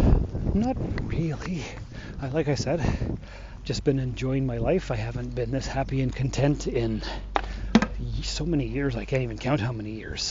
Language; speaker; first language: English; native; English